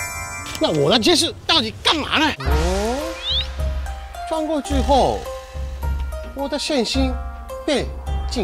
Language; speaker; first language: Chinese; non-native, fluent; Japanese